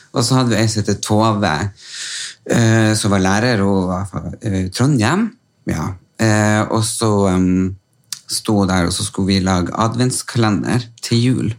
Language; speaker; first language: Norwegian; native; Norwegian